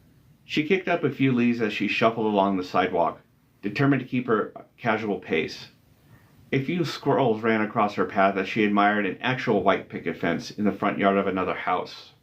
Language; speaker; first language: English; native; English